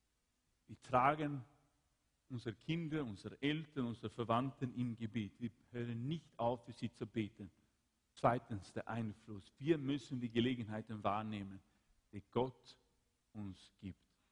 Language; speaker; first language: German; non-native, fluent; Swedish